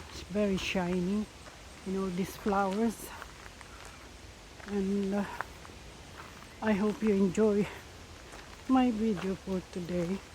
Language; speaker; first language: English; non-native, fluent; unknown